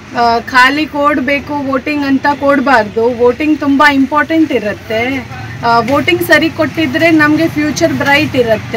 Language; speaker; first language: Kannada; non-native, local second language; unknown